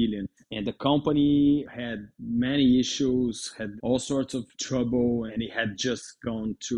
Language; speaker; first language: English; non-native, fluent; Portuguese